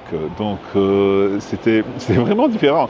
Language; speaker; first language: French; non-native, fluent; English